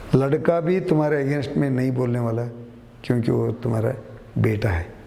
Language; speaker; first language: Hindi; non-native, local second language; Kannada